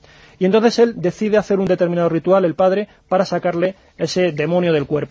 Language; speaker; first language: Spanish; native; Spanish